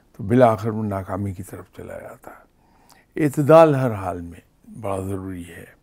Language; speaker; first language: Urdu; non-native, local second language; Punjabi